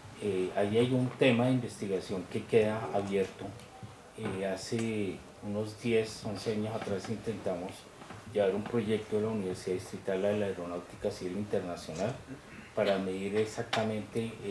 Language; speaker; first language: Spanish; native; Spanish